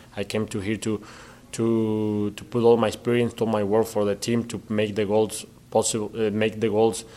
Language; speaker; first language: English; non-native, learner; Spanish